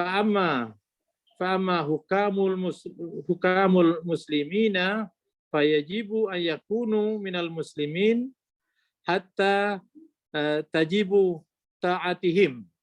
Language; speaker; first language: Arabic; non-native, learner; Indonesian